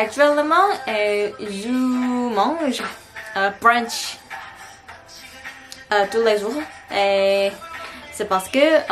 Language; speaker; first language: French; non-native, learner; Korean